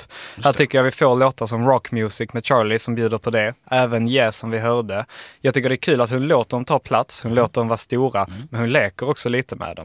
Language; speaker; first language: Swedish; native; Swedish